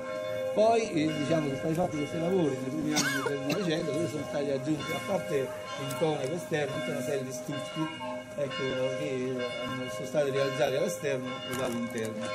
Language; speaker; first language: Italian; native; Italian